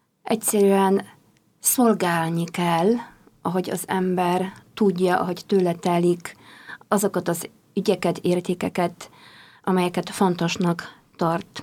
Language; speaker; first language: Hungarian; non-native, fluent; Polish